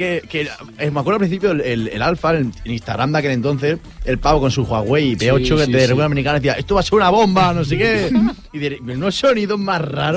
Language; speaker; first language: Spanish; native; Spanish